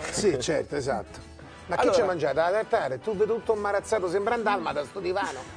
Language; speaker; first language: Italian; native; Italian